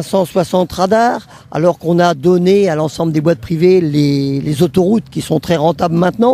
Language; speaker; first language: French; native; French